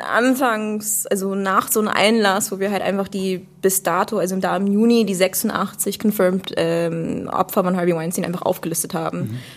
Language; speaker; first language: German; non-native, fluent; English